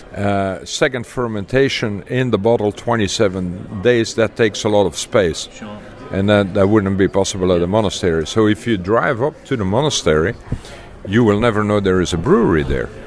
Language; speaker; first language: English; non-native, fluent; Dutch